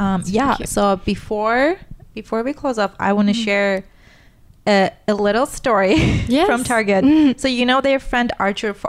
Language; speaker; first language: English; non-native, fluent; Turkish